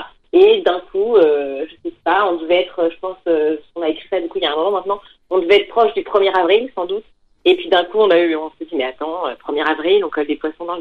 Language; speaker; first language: French; native; French